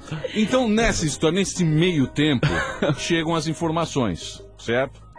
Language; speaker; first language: Portuguese; native; Portuguese